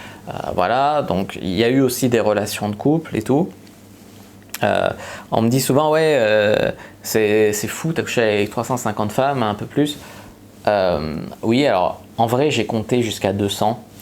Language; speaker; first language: French; native; French